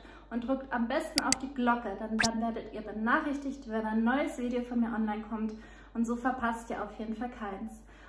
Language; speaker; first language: German; native; German